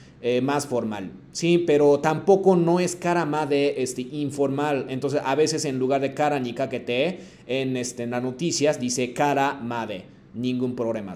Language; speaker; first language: Spanish; non-native, fluent; Japanese